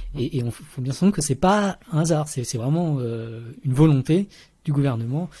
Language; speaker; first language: French; early bilingual, other home language; Vietnamese